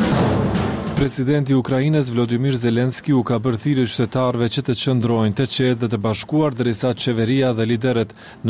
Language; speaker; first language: Albanian; native; Albanian